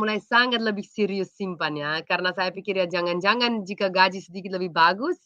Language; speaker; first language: Indonesian; non-native, fluent; Slovenian